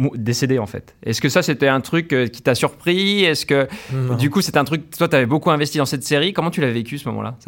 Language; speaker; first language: French; native; French